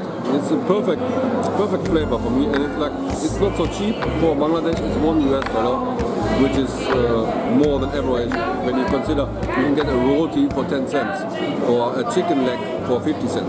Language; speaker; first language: English; non-native, fluent; German